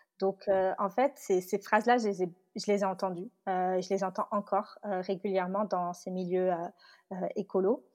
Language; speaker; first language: French; early bilingual, other home language; Tamil